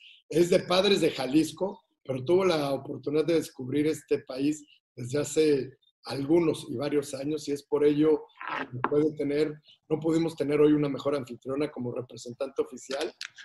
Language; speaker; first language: Spanish; native; Spanish